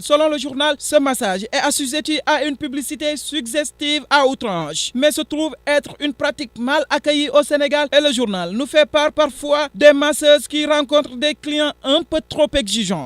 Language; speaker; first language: French; non-native, local second language; Wolof